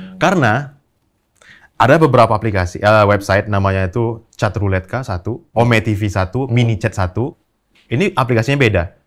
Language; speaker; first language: Indonesian; native; Indonesian